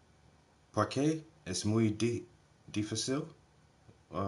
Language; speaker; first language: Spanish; non-native, learner; English